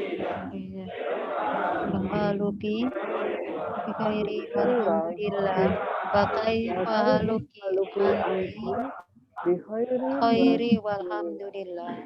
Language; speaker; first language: Arabic; non-native, learner; Indonesian